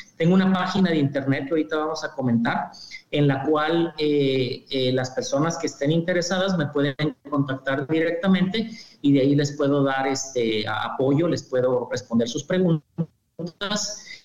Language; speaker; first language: Spanish; native; Spanish